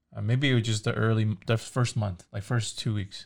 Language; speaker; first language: English; early bilingual, other home language; Chinese